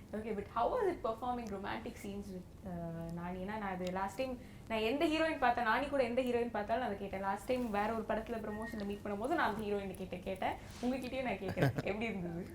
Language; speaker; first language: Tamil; native; Tamil